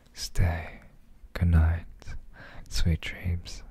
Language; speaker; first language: English; early bilingual, other home language; Korean